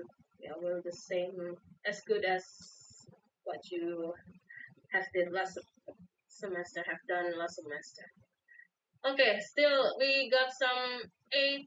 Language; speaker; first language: English; non-native, fluent; Indonesian